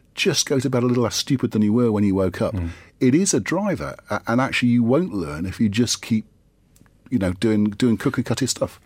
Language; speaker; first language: English; native; English